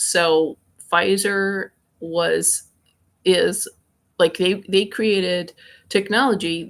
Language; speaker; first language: English; native; English